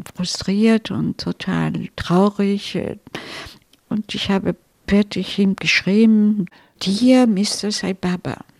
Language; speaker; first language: German; non-native, fluent; Italian